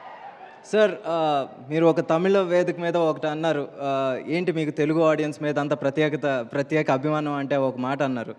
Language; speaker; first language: Telugu; native; Telugu